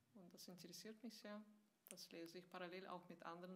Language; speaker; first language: German; non-native, fluent; Russian